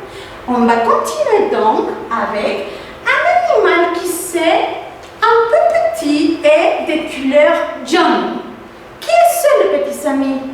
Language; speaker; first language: French; non-native, fluent; Spanish